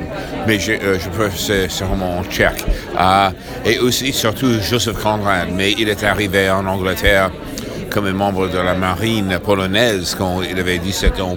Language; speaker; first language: French; non-native, fluent; English